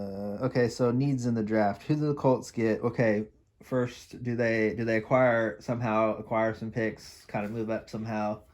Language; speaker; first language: English; native; English